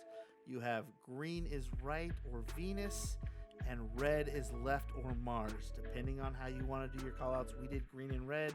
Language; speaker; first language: English; native; English